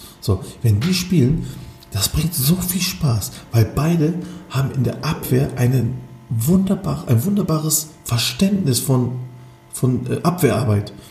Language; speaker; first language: German; early bilingual, other home language; Turkish